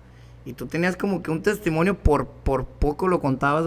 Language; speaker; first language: Spanish; native; Spanish